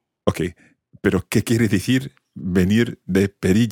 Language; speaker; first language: Spanish; non-native, fluent; English